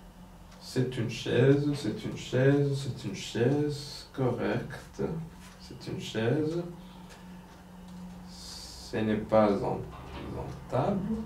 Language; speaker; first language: French; non-native, fluent; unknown